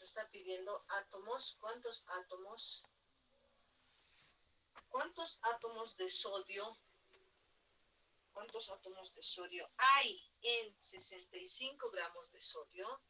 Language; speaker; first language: Spanish; native; Spanish